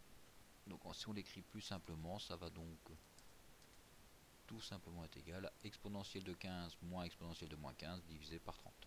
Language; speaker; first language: French; native; French